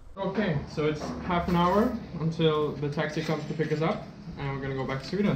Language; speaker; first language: English; non-native, fluent; Swedish